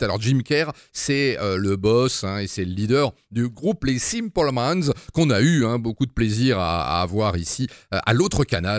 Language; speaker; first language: French; native; French